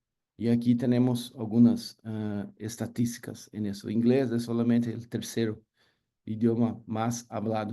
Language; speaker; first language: Spanish; non-native, learner; Portuguese